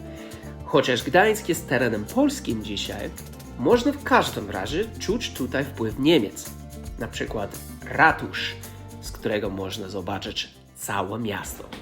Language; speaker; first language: Polish; non-native, fluent; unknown